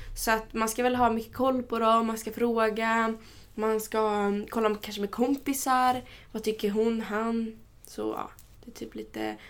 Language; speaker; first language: Swedish; early bilingual, other home language; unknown